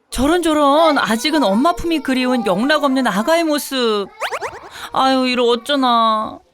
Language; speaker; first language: Korean; native; Korean